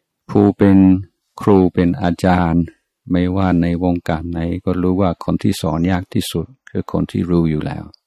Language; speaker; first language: Thai; non-native, fluent; English